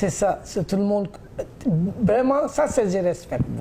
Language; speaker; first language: French; non-native, learner; Bangla